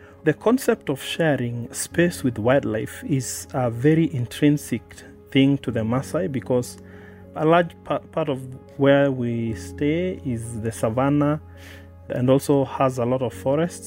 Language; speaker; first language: English; non-native, local second language; Masai